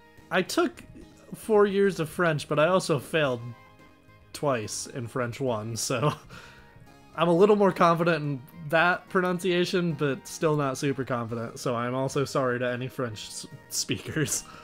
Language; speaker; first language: English; native; English